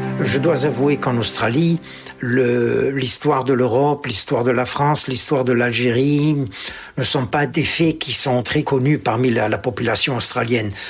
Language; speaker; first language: French; native; French